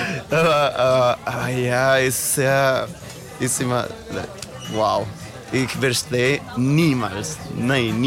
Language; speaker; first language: German; non-native, learner; Spanish